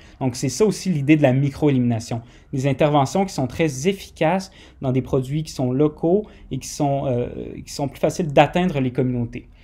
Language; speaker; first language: French; native; French